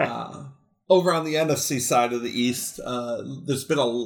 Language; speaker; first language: English; native; English